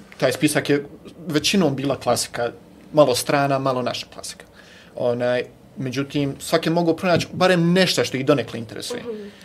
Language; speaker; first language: Bosnian; native; Bosnian